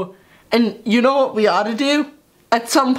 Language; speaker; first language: English; native; English